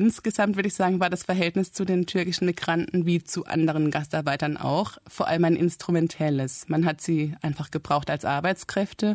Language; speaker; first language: German; native; German